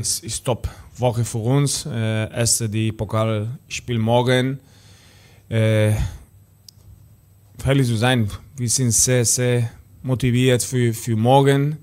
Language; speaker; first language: German; non-native, learner; Spanish